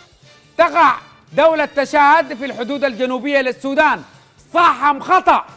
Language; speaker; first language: Arabic; native; Arabic